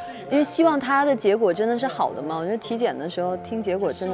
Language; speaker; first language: Chinese; native; Chinese